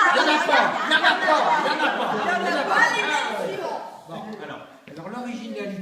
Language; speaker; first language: French; native; French